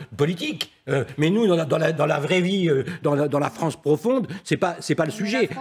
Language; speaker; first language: French; native; French